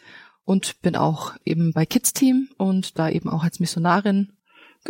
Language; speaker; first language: German; native; German